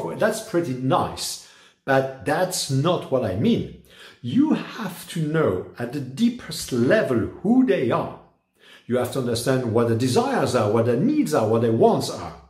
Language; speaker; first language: English; non-native, fluent; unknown